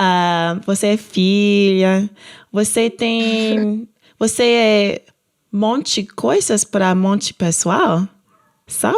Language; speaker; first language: Portuguese; non-native, learner; English